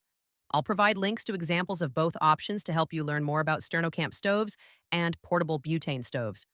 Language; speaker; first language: English; native; English